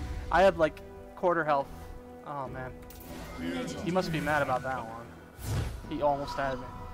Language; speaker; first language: English; native; English